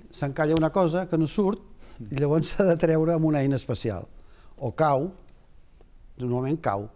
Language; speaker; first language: Catalan; native; Catalan